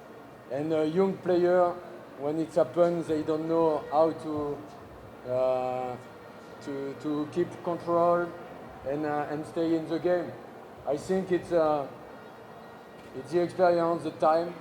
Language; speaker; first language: English; non-native, learner; French